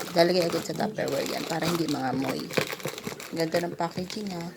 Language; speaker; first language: Filipino; non-native, local second language; Cebuano